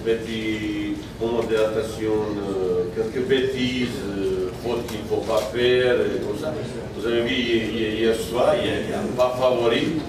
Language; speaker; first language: French; non-native, fluent; Bosnian